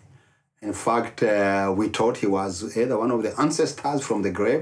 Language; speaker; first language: English; non-native, local second language; Kinyarwanda